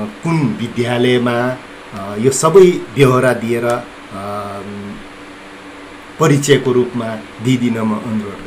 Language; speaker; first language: Nepali; non-native, local second language; Newari